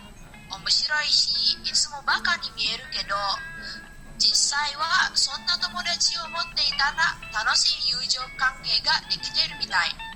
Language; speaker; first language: Japanese; non-native, learner; Indonesian